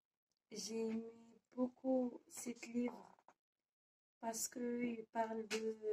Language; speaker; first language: French; non-native, learner; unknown